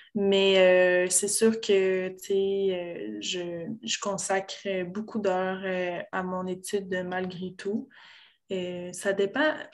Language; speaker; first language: French; native; French